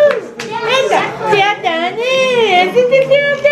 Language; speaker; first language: Portuguese; native; Portuguese